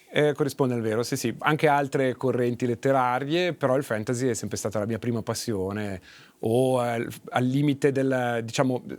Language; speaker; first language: Italian; native; Italian